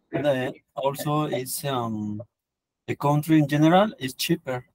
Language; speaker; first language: English; non-native, learner; Spanish